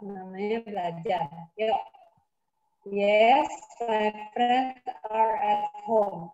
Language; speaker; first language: English; non-native, fluent; Indonesian